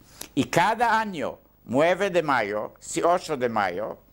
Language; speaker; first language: Spanish; non-native, learner; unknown